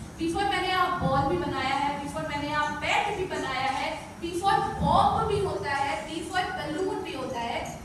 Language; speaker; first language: Hindi; native; Hindi